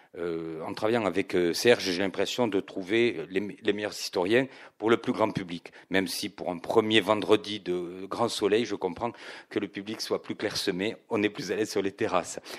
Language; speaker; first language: French; native; French